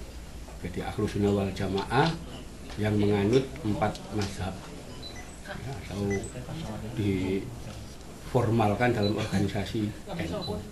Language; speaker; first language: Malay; non-native, local second language; Javanese